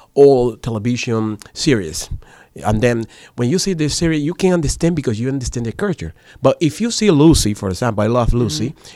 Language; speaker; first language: English; non-native, learner; Spanish